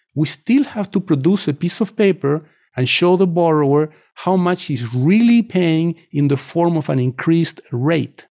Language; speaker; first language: English; non-native, fluent; Spanish